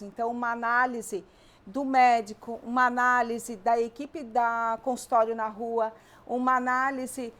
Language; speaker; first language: Portuguese; native; Portuguese